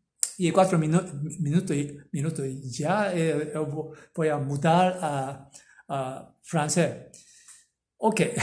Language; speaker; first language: Portuguese; non-native, learner; Korean